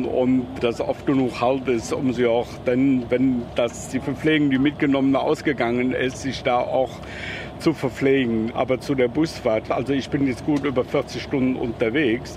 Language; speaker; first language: German; native; German